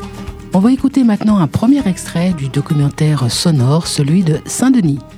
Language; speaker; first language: French; native; French